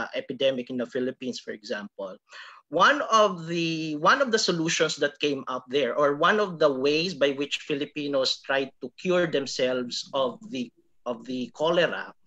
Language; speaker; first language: English; non-native, local second language; Filipino